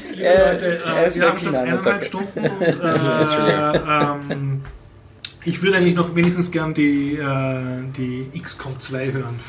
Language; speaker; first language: German; native; German